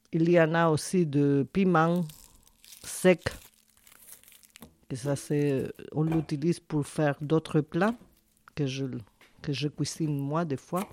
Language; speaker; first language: French; non-native, fluent; Spanish